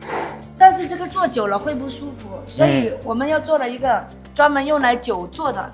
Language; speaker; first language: Chinese; native; Chinese